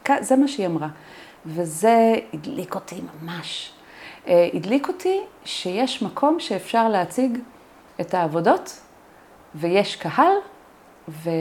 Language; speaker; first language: Hebrew; native; Hebrew